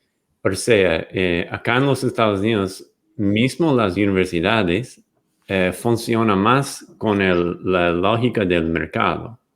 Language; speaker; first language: Spanish; non-native, fluent; English